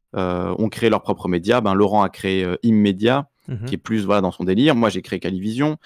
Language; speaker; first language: French; native; French